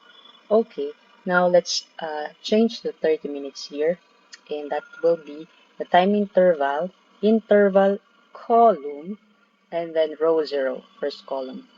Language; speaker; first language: English; non-native, local second language; Filipino